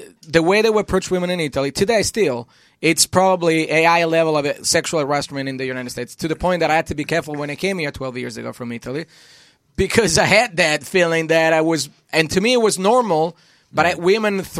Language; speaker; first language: English; non-native, fluent; Italian